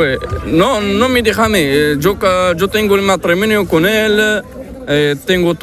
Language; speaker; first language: Spanish; non-native, learner; Arabic